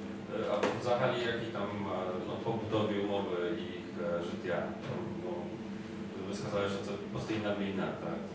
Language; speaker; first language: Ukrainian; non-native, fluent; Polish